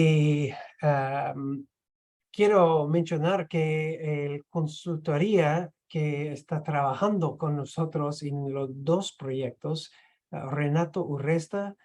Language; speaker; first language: Spanish; non-native, fluent; English